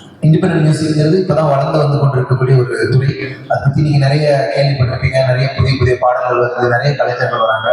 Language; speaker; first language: Tamil; native; Tamil